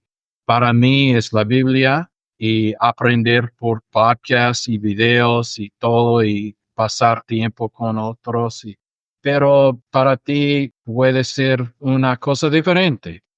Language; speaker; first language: Spanish; non-native, fluent; English